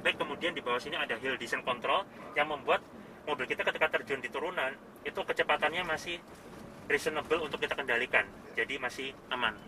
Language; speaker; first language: Indonesian; native; Indonesian